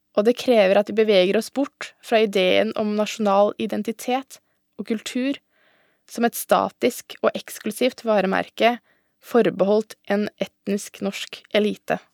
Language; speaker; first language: Norwegian; early bilingual, other home language; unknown